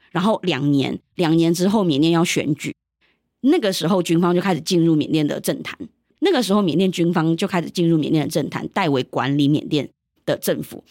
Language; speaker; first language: Chinese; early bilingual, heritage; Chinese